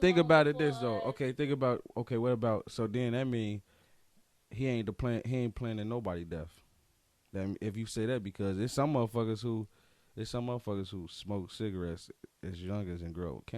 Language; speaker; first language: English; native; English